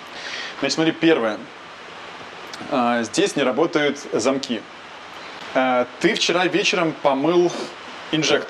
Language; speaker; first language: Russian; native; Russian